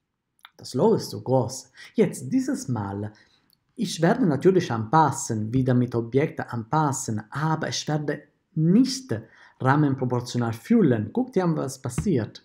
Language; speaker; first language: German; non-native, fluent; Italian